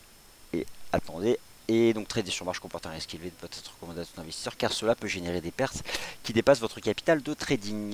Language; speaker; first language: French; native; French